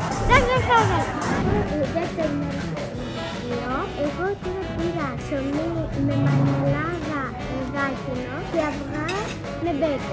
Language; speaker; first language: Greek; early bilingual, heritage; Greek